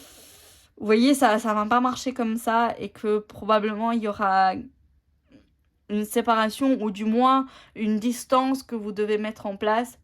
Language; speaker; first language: French; native; French